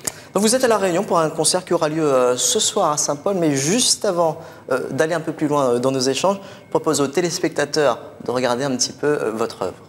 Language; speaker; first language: French; native; French